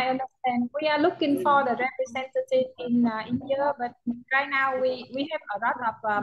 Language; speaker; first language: English; non-native, learner; Vietnamese